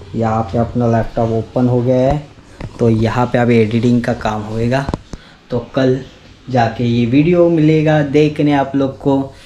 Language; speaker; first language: Hindi; non-native, local second language; Marathi